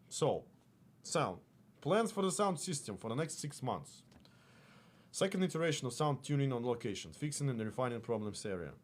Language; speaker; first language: English; non-native, fluent; Russian